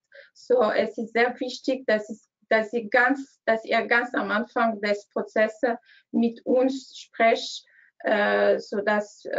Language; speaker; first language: German; non-native, learner; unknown